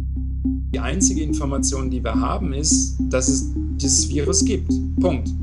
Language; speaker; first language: German; native; German